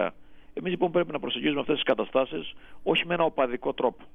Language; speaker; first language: Greek; native; Greek